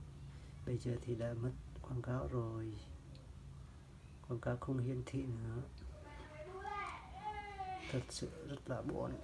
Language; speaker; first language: Vietnamese; non-native, local second language; Jarai